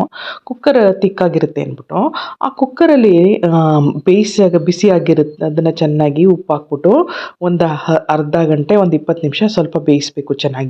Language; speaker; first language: Kannada; native; Kannada